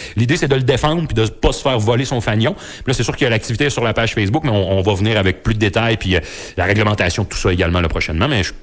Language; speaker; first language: French; native; French